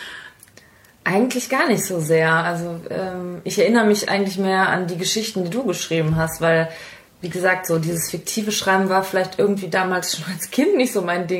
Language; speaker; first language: German; native; German